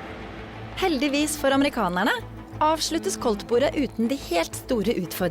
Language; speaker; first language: Norwegian; native; Norwegian